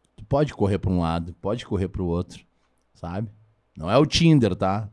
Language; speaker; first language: Portuguese; native; Portuguese